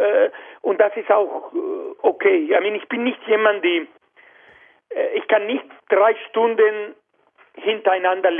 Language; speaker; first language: German; non-native, fluent; Spanish